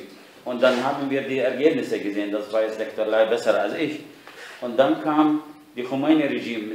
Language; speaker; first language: German; non-native, fluent; Arabic